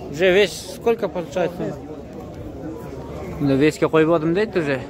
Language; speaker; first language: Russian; non-native, local second language; Kyrgyz